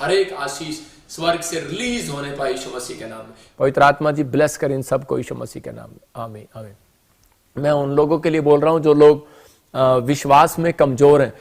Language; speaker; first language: Hindi; non-native, local second language; Punjabi